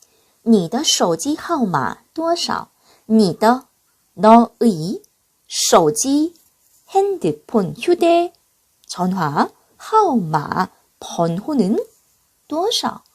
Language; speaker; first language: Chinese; non-native, fluent; Korean